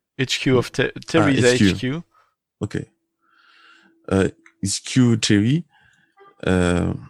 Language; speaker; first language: English; non-native, learner; French